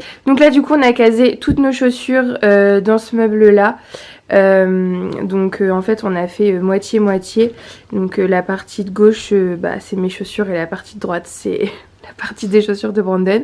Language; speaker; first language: French; native; French